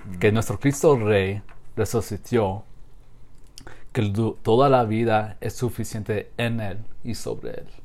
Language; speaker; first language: Spanish; non-native, learner; English